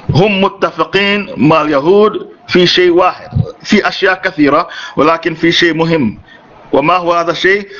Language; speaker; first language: Arabic; non-native, fluent; English